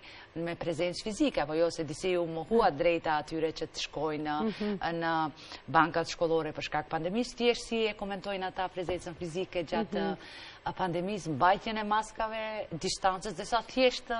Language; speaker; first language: Albanian; native; Albanian